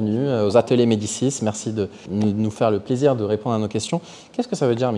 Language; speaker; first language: French; native; French